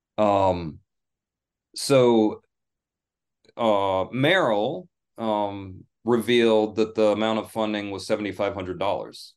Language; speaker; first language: English; native; English